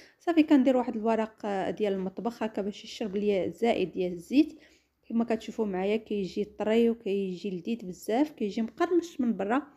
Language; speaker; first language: Arabic; native; Arabic